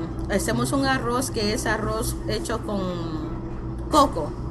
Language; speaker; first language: Spanish; native; Spanish